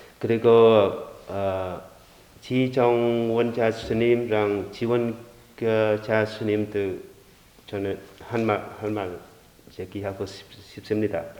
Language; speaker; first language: Korean; non-native, learner; Vietnamese